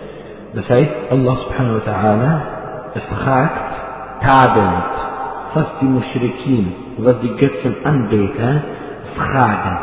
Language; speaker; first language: German; non-native, fluent; Arabic